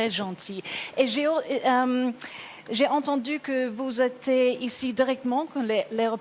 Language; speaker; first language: French; non-native, learner; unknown